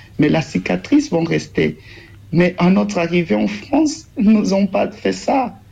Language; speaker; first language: French; non-native, fluent; Portuguese